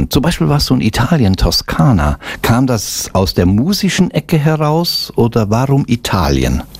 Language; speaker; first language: German; native; German